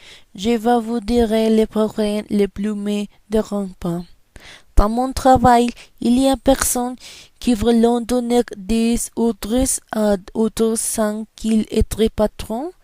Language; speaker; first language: French; non-native, learner; Spanish